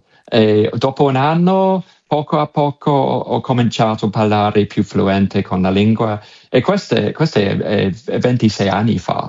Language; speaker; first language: Italian; non-native, learner; English